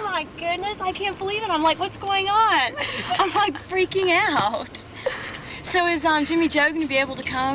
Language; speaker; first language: English; native; English